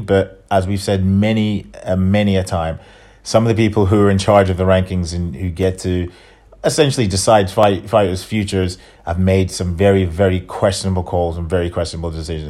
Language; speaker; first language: English; native; English